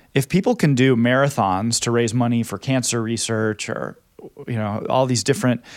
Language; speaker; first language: English; native; English